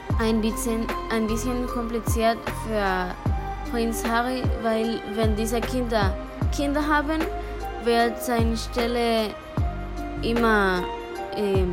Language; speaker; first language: German; non-native, learner; Spanish